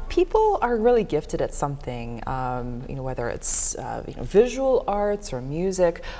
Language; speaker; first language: English; native; English